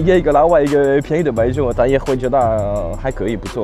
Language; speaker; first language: Chinese; non-native, learner; French